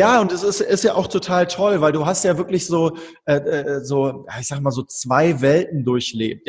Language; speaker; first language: German; native; German